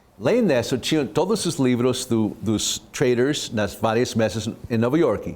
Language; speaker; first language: Portuguese; non-native, fluent; English